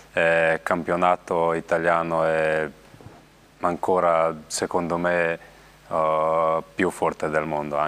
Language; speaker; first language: Italian; non-native, learner; Slovenian